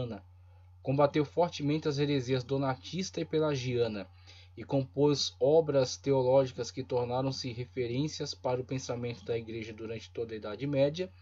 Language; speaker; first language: Portuguese; native; Portuguese